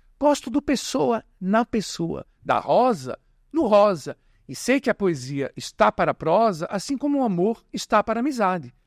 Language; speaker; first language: Portuguese; native; Portuguese